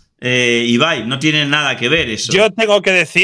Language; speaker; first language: Spanish; native; Spanish